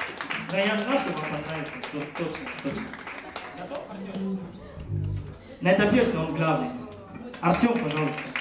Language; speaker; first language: Russian; non-native, fluent; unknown